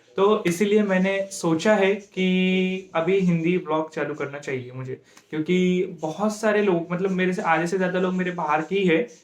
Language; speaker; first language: Hindi; non-native, local second language; Marathi